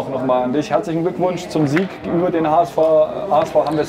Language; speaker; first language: German; native; German